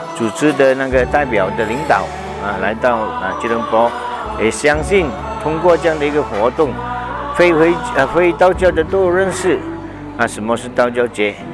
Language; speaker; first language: Chinese; native; Chinese